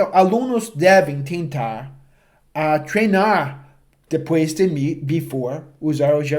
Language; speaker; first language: Portuguese; non-native, fluent; English